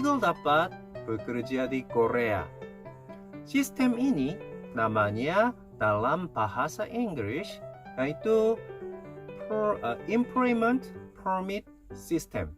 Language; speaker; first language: Indonesian; non-native, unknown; Korean